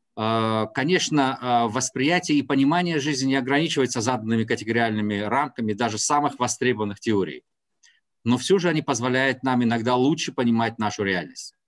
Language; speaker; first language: Russian; non-native, local second language; Tajik